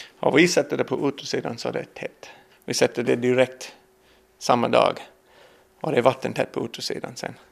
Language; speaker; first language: Swedish; non-native, learner; English